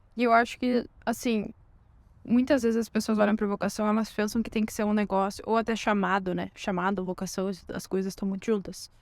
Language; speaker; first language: Portuguese; native; Portuguese